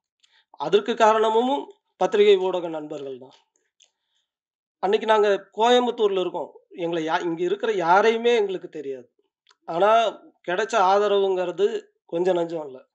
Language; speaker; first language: Tamil; native; Tamil